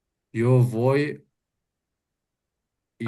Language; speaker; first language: Spanish; non-native, learner; English